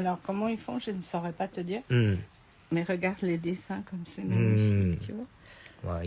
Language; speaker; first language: French; native; French